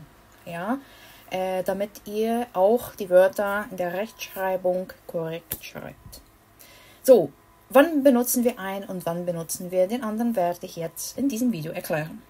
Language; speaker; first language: German; non-native, fluent; Portuguese